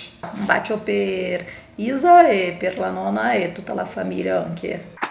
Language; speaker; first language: Italian; non-native, learner; Portuguese